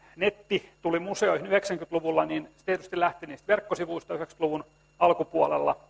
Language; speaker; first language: Finnish; native; Finnish